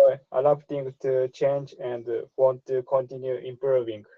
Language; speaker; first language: English; non-native, learner; Japanese